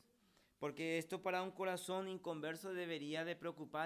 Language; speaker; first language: Spanish; native; Spanish